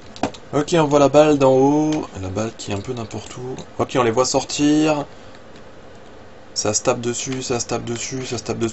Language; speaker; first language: French; native; French